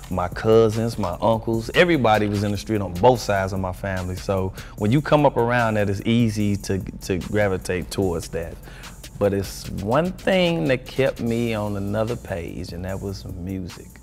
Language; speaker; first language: English; native; English